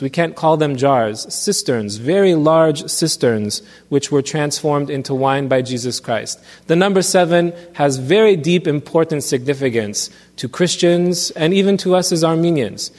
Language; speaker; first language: English; early bilingual, other home language; Armenian